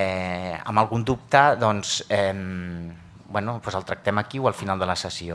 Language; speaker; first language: Catalan; native; Catalan